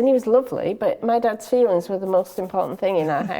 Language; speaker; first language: English; native; English